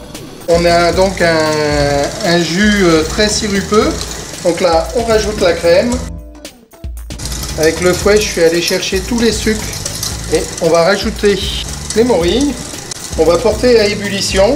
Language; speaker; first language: French; native; French